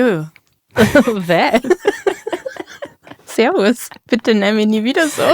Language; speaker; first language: German; native; German